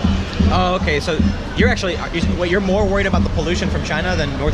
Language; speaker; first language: English; native; English